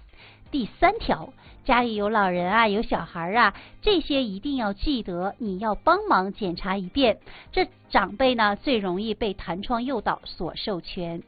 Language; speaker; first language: Chinese; native; Chinese